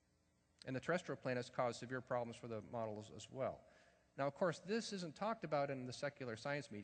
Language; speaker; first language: English; native; English